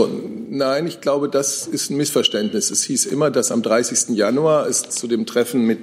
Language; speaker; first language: German; native; German